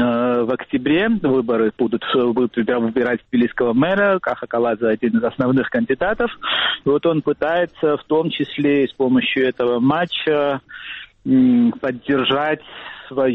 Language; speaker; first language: Russian; non-native, fluent; Georgian